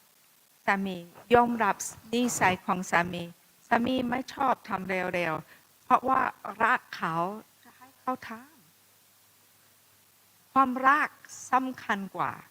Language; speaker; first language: Thai; non-native, fluent; English